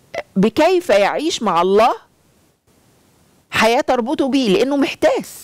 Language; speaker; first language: Arabic; native; Arabic